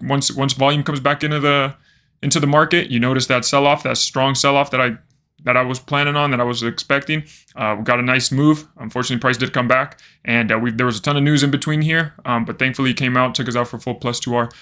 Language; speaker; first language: English; native; English